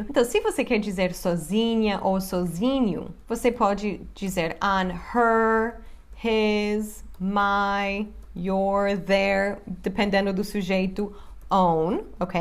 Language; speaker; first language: Portuguese; non-native, fluent; English